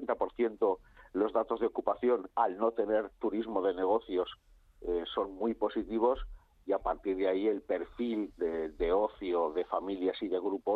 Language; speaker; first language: Spanish; native; Spanish